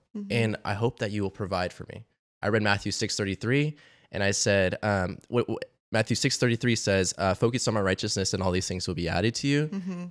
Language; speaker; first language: English; native; English